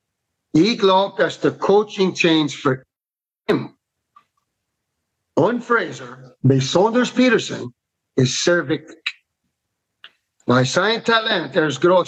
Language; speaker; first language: German; non-native, fluent; English